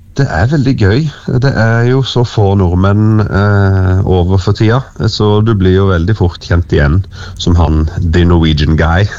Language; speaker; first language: Norwegian; native; Norwegian